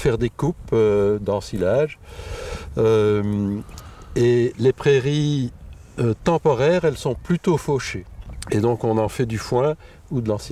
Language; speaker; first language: French; native; French